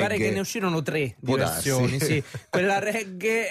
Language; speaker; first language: Italian; native; Italian